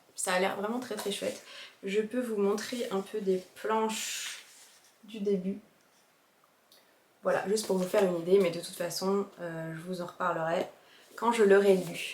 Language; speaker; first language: French; native; French